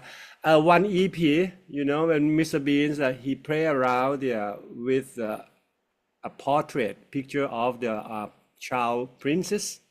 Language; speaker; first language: English; non-native, fluent; Thai